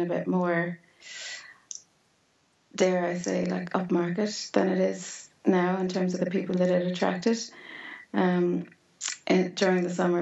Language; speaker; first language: English; native; English